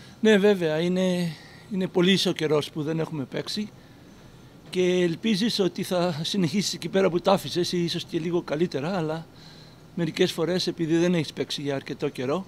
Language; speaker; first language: Greek; early bilingual, heritage; Greek